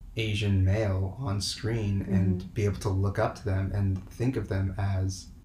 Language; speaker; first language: English; native; English